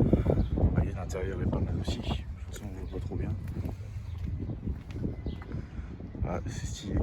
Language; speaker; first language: French; native; French